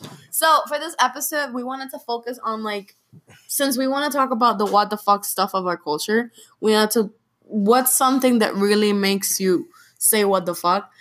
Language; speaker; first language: English; non-native, local second language; Spanish